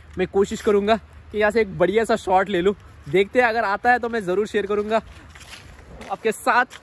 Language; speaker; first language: Hindi; native; Hindi